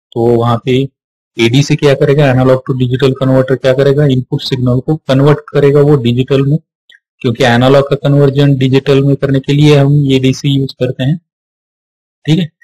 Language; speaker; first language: Hindi; non-native, local second language; Marathi